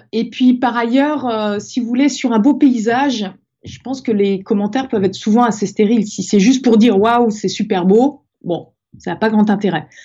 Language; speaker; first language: French; native; French